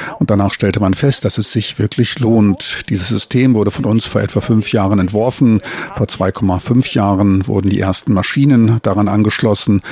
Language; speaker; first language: German; native; German